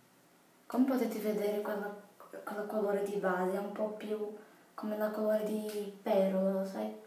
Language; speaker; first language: Italian; non-native, fluent; Portuguese